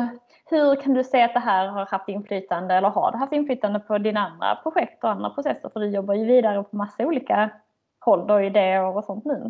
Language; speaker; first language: Swedish; native; Swedish